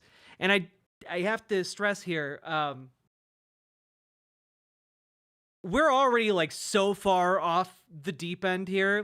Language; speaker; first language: English; native; English